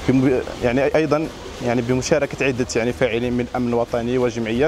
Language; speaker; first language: Arabic; native; Arabic